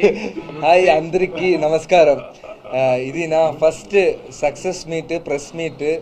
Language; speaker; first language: Telugu; non-native, learner; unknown